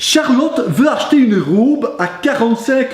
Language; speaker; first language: French; native; French